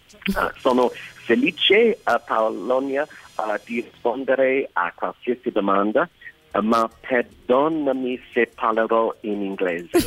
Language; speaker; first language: Italian; non-native, learner; English